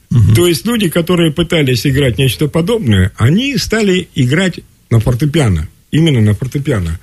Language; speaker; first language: Russian; native; Russian